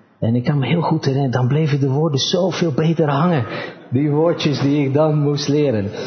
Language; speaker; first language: Dutch; early bilingual, other home language; Romanian